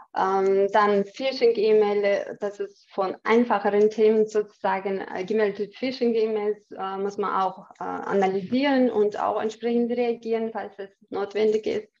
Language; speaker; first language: German; non-native, fluent; Chechen